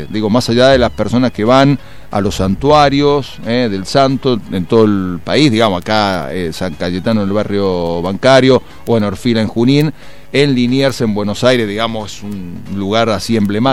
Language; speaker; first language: Spanish; native; Spanish